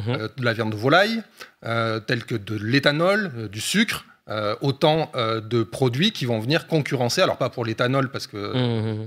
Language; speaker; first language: French; native; French